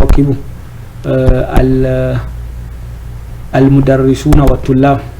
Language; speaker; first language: Arabic; non-native, fluent; French